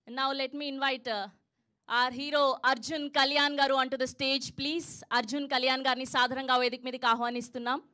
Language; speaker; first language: Telugu; native; Telugu